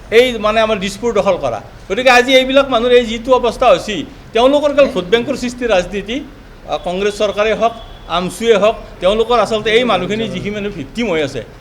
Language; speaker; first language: Assamese; native; Assamese